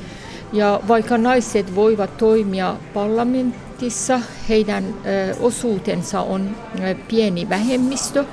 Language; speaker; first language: Finnish; non-native, fluent; Persian